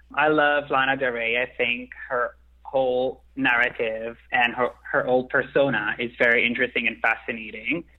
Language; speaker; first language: English; non-native, fluent; Italian